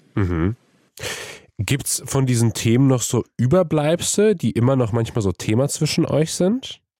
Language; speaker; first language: German; non-native, fluent; Polish